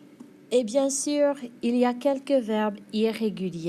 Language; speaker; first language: French; non-native, fluent; English